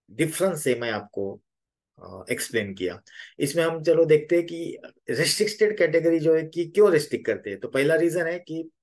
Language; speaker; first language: Hindi; native; Hindi